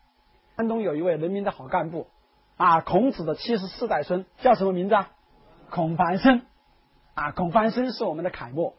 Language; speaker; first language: Chinese; native; Chinese